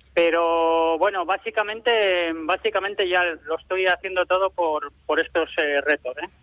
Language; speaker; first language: Spanish; native; Spanish